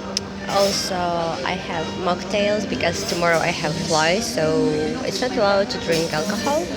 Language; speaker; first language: English; non-native, learner; Russian